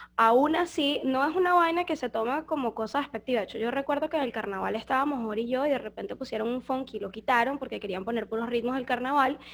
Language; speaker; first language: Spanish; native; Spanish